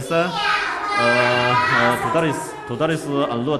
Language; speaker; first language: Arabic; non-native, learner; Chinese